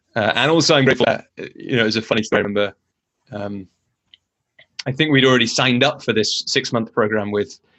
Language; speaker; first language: English; native; English